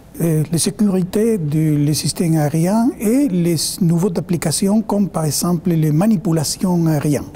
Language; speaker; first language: French; non-native, fluent; Spanish